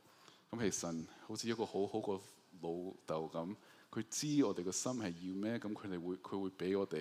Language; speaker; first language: Cantonese; early bilingual, heritage; Cantonese